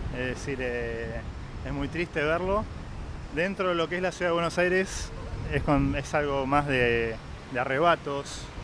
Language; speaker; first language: Spanish; native; Spanish